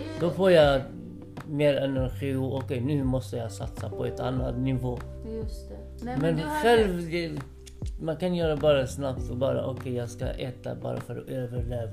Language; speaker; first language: Swedish; non-native, fluent; Kurdish